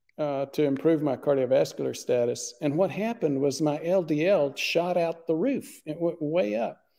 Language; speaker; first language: English; native; English